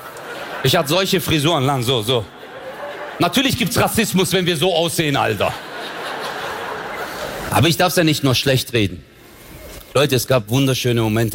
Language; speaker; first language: German; early bilingual, other home language; Turkish